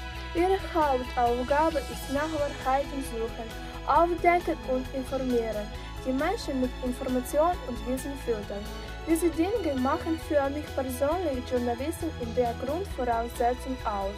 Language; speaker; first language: German; non-native, learner; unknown